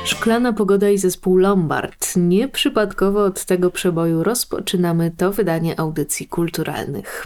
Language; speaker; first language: Polish; native; Polish